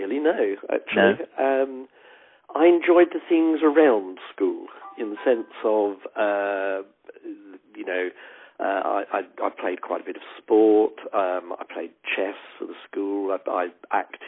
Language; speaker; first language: English; native; English